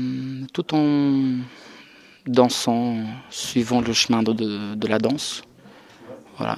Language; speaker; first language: French; non-native, fluent; Russian